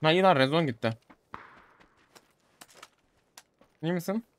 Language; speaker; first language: Turkish; native; Turkish